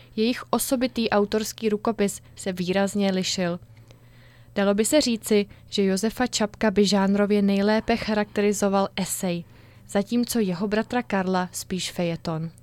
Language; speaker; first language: Czech; native; Czech